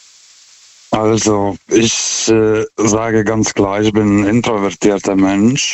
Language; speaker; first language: German; non-native, fluent; Lithuanian